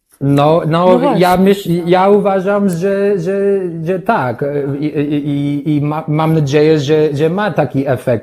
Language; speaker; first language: Polish; non-native, learner; English